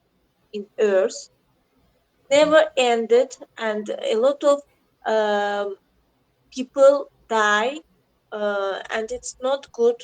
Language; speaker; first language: English; non-native, learner; Azerbaijani